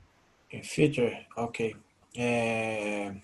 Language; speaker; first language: English; non-native, learner; Portuguese